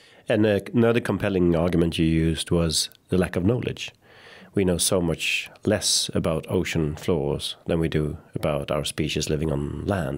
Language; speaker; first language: English; non-native, fluent; Swedish